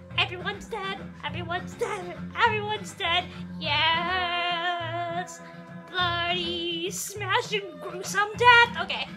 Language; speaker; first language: English; native; English